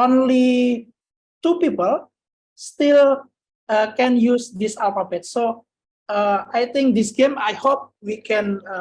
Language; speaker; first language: English; non-native, learner; Indonesian